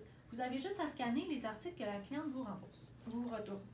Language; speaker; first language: French; native; French